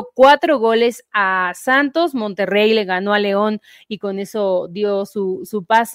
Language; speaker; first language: Spanish; native; Spanish